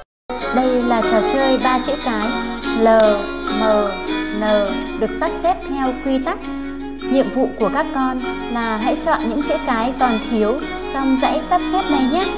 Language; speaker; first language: Vietnamese; native; Vietnamese